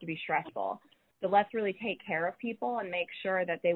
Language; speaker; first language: English; native; English